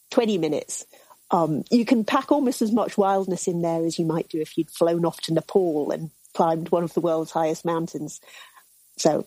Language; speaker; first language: English; native; English